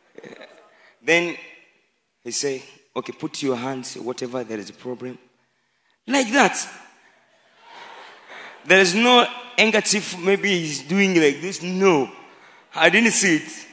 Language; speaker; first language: English; non-native, local second language; Swahili